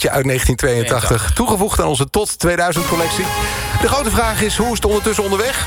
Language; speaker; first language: Dutch; native; Dutch